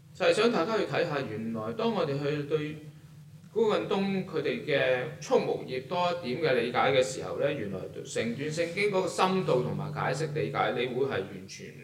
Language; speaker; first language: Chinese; non-native, local second language; Cantonese